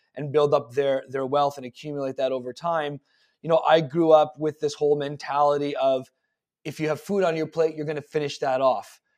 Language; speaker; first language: English; native; English